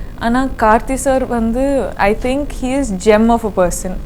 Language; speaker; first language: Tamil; non-native, learner; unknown